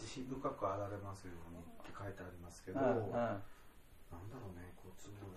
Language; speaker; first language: Japanese; native; Japanese